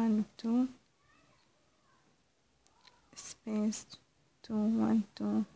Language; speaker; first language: English; non-native, learner; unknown